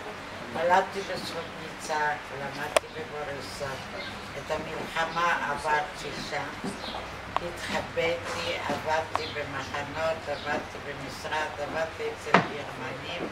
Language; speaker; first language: Hebrew; non-native, fluent; Polish